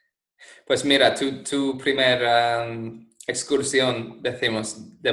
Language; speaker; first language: Spanish; non-native, fluent; English